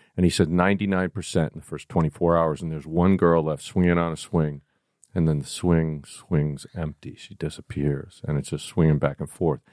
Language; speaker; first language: English; native; English